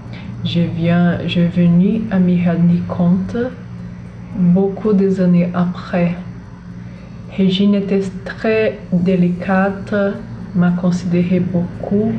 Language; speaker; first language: French; non-native, learner; Portuguese